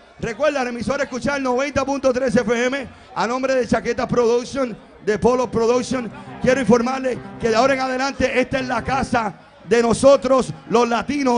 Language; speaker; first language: Spanish; native; Spanish